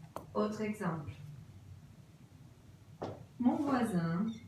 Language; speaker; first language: French; non-native, fluent; Portuguese